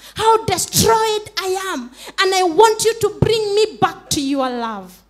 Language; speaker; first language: English; non-native, local second language; Swahili